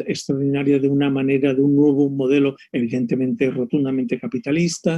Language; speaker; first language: Spanish; native; Spanish